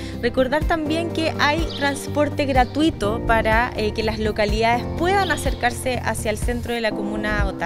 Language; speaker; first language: Spanish; native; Spanish